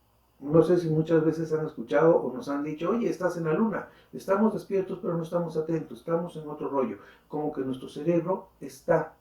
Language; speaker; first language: Spanish; native; Spanish